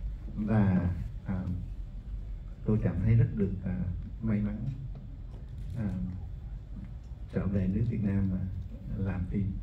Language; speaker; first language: Vietnamese; early bilingual, heritage; Vietnamese